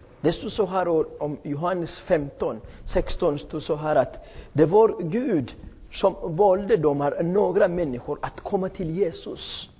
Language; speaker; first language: Swedish; non-native, fluent; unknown